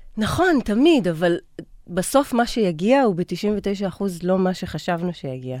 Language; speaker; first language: Hebrew; native; Hebrew